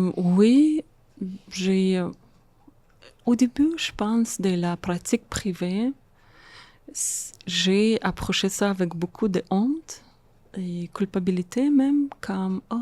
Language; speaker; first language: French; non-native, fluent; Russian